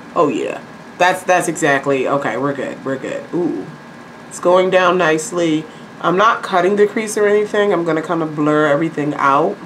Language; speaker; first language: English; native; English